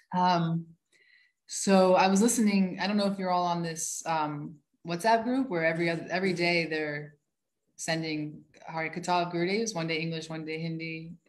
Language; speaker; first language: English; native; English